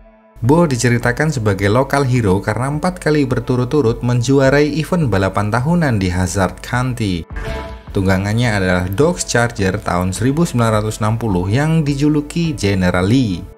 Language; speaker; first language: Indonesian; native; Indonesian